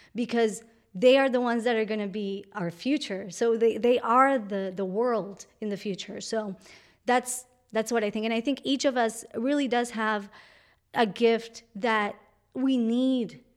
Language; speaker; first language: English; non-native, fluent; Spanish